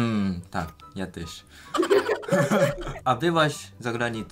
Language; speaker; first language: Polish; non-native, learner; Japanese